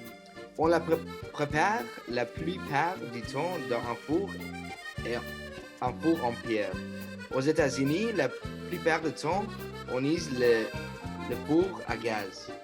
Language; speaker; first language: French; non-native, learner; English